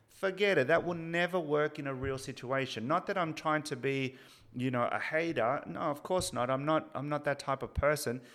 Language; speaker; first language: English; early bilingual, other home language; Spanish